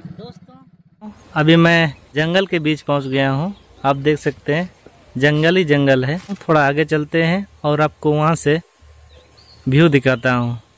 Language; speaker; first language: Hindi; non-native, local second language; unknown